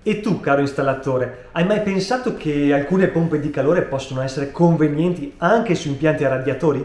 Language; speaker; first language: Italian; native; Italian